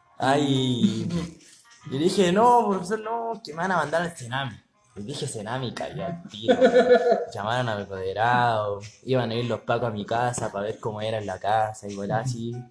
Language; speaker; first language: Spanish; native; Spanish